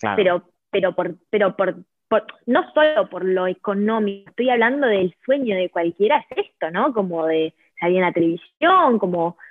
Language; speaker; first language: Spanish; native; Spanish